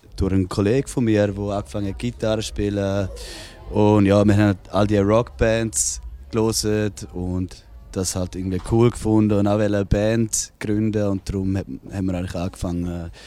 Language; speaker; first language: German; native; German